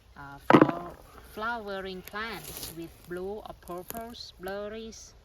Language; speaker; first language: English; non-native, learner; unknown